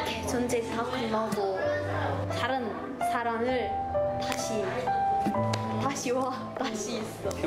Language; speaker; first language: Korean; non-native, learner; Arabic